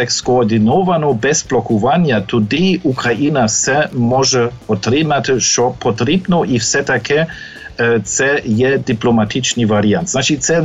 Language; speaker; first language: Ukrainian; non-native, fluent; German